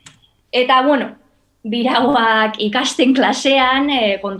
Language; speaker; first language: Basque; non-native, learner; Spanish